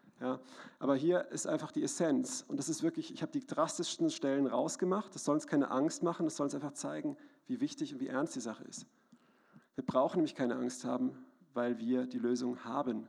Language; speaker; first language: German; native; German